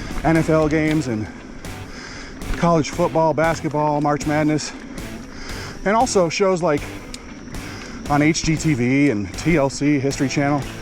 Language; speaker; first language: English; native; English